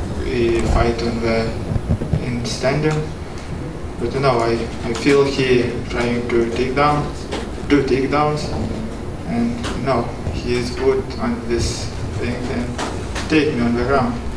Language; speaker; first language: English; non-native, learner; Lithuanian